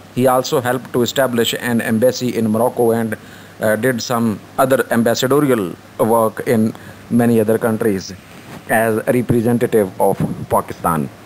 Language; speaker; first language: English; non-native, local second language; Urdu